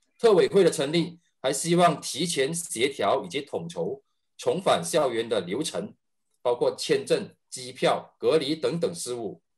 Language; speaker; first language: Chinese; native; Chinese